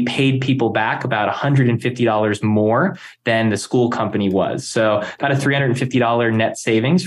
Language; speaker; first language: English; native; English